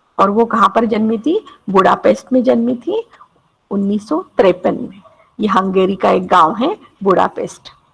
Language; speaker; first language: Hindi; non-native, local second language; Marathi